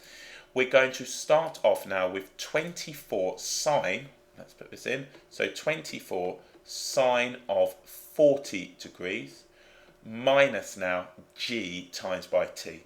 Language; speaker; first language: English; native; English